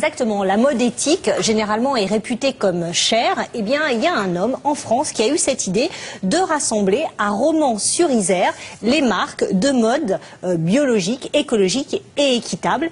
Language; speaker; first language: French; native; French